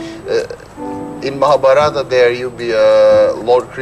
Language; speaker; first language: English; non-native, learner; Indonesian